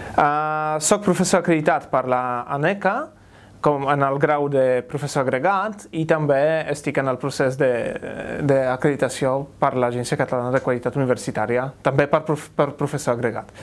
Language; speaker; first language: Catalan; non-native, fluent; Polish